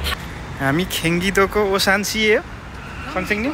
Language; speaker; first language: Korean; non-native, learner; Nepali